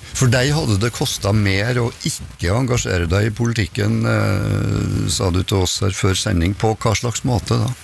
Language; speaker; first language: Norwegian; native; Norwegian